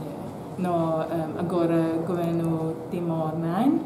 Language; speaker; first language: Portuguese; non-native, local second language; Tetum